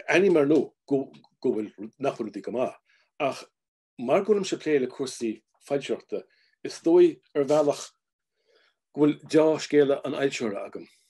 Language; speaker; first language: Irish; native; Irish